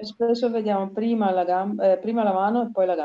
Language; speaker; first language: Italian; native; Italian